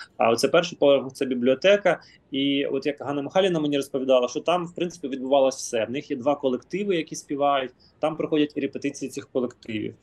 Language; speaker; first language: Ukrainian; non-native, local second language; Russian